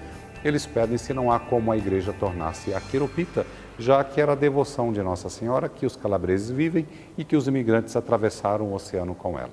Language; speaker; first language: Portuguese; native; Portuguese